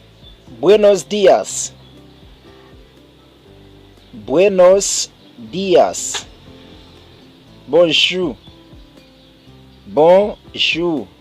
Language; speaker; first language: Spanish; non-native, fluent; Haitian Creole